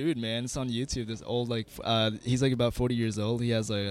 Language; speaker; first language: English; non-native, fluent; Indonesian